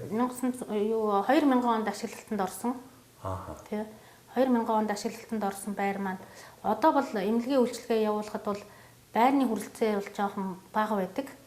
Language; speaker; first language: Mongolian; native; Mongolian